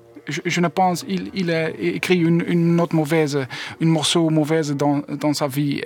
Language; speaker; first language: French; non-native, learner; Dutch